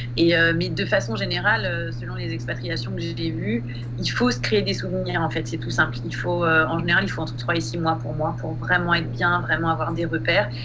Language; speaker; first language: French; native; French